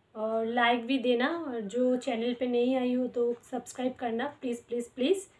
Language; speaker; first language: Hindi; non-native, local second language; Bangla